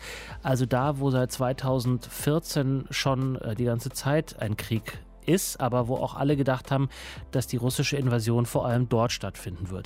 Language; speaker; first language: German; native; German